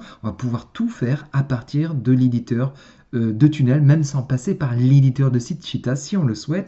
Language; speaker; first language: French; native; French